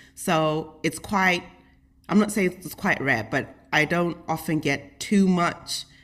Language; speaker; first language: English; native; English